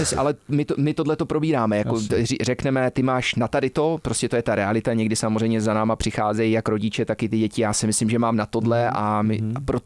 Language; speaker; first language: Czech; early bilingual, heritage; Czech